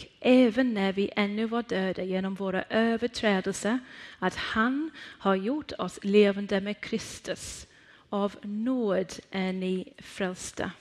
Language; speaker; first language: Swedish; non-native, fluent; Persian